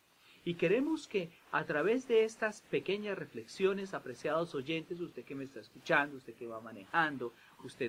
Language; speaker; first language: Spanish; native; Spanish